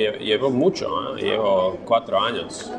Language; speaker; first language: Spanish; non-native, fluent; Slovak